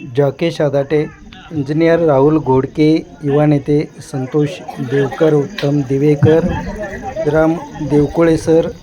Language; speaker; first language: Marathi; native; Marathi